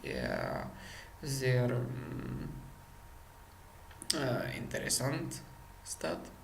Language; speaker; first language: Dutch; non-native, learner; Czech